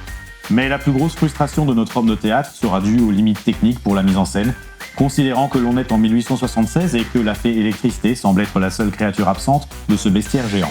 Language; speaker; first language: French; native; French